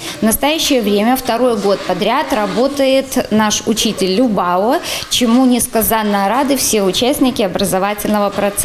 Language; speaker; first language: Russian; native; Russian